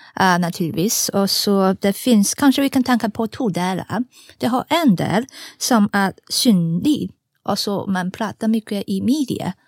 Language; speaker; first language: Swedish; non-native, fluent; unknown